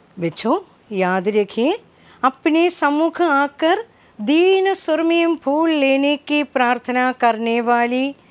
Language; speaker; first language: Hindi; non-native, local second language; Malayalam